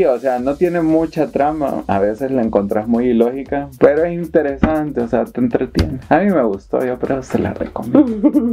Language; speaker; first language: Spanish; native; Spanish